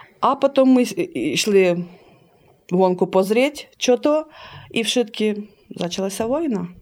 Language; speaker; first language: Ukrainian; early bilingual, heritage; Slovak